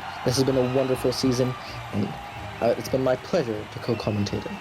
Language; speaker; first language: English; native; English